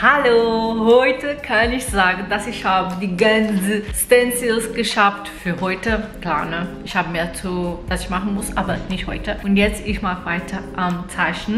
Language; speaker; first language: German; non-native, fluent; Portuguese